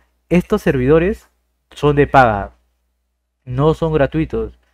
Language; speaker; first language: Spanish; native; Spanish